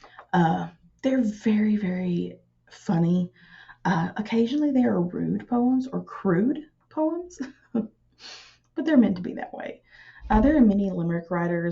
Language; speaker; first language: English; native; English